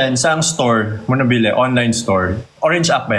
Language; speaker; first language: Filipino; native; Filipino